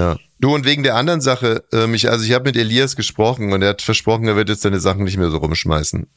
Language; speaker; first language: German; native; German